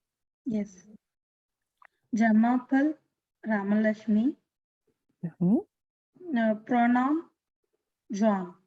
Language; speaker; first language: French; non-native, learner; Tamil